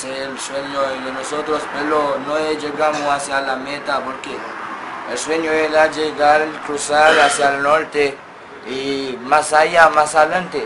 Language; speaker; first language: Spanish; non-native, fluent; Haitian Creole